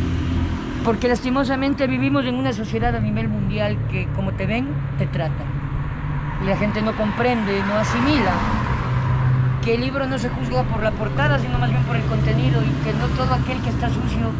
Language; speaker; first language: Spanish; native; Spanish